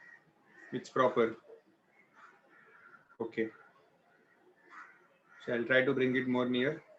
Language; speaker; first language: English; non-native, local second language; Hindi